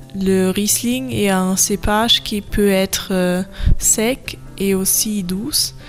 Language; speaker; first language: French; non-native, learner; German